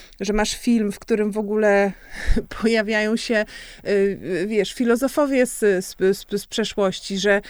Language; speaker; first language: Polish; native; Polish